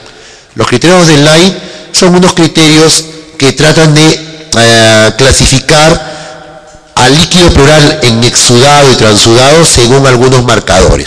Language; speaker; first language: Spanish; native; Spanish